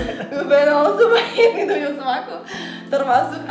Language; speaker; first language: Indonesian; non-native, fluent; Portuguese